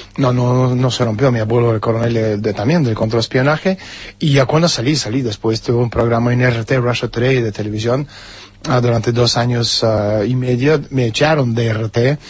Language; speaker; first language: Spanish; non-native, fluent; Russian